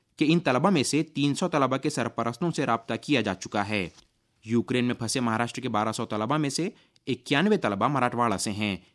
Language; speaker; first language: Urdu; native; Urdu